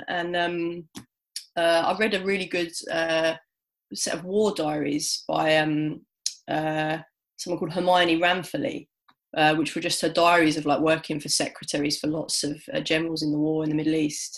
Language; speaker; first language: English; native; English